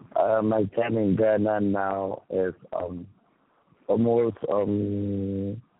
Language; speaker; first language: English; non-native, local second language; Akan